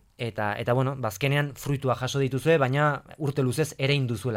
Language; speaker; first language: Basque; native; Basque